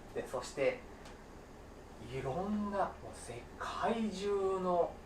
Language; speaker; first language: Japanese; native; Japanese